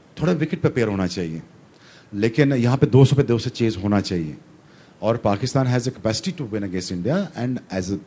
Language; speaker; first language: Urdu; non-native, local second language; Punjabi